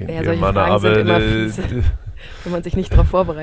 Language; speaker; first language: German; native; German